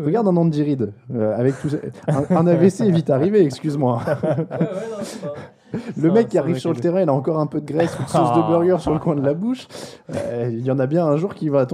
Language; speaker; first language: French; native; French